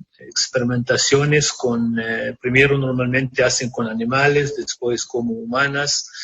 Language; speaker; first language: Spanish; non-native, fluent; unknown